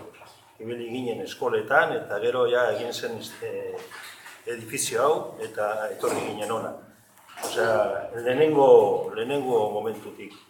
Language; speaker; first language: Basque; non-native, local second language; Spanish